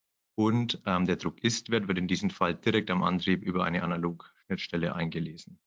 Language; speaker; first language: German; native; German